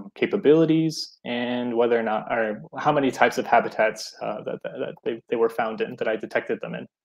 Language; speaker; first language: English; native; English